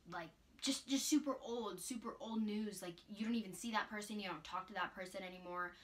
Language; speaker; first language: English; native; English